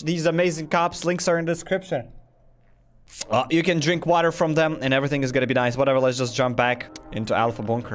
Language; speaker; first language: English; non-native, fluent; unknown